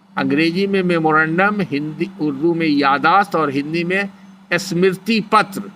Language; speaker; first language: Hindi; native; Hindi